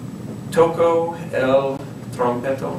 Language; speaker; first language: Spanish; non-native, learner; English